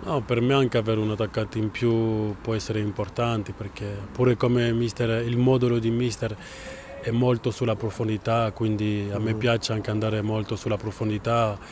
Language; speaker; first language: Italian; non-native, fluent; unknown